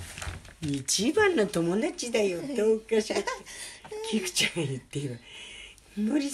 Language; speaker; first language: Japanese; native; Japanese